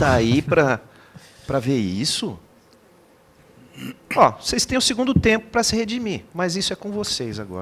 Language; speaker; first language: Portuguese; native; Portuguese